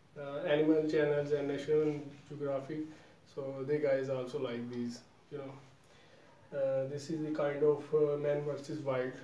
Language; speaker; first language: English; non-native, local second language; Urdu